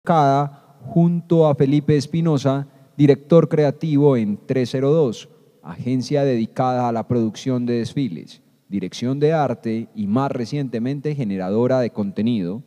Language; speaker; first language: Spanish; native; Spanish